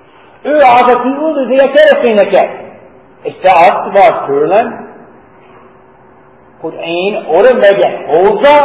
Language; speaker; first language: Hungarian; non-native, learner; English